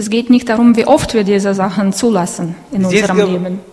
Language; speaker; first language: German; non-native, fluent; Russian